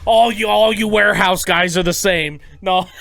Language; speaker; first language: English; native; English